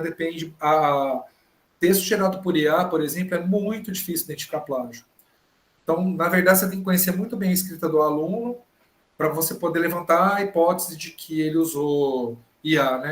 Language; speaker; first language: Portuguese; native; Portuguese